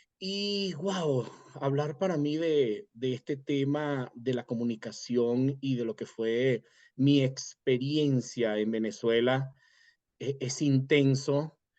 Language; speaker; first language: Spanish; native; Spanish